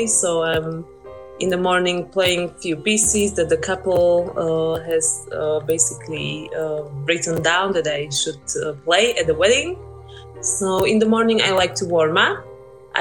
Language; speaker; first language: English; non-native, fluent; Slovak